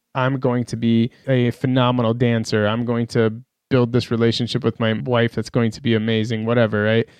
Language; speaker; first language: English; early bilingual, other home language; Persian